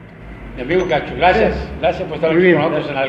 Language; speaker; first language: Spanish; native; Spanish